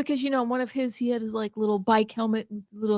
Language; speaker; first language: English; native; English